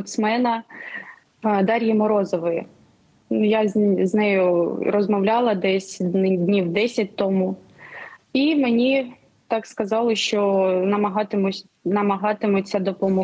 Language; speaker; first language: Ukrainian; non-native, local second language; Russian